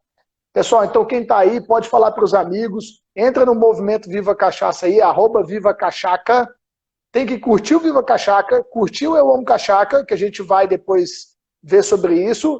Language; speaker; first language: Portuguese; native; Portuguese